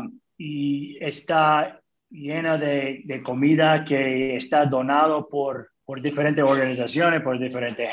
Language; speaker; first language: Spanish; early bilingual, other home language; English